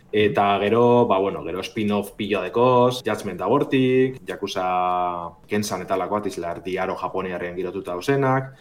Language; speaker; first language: Basque; native; Basque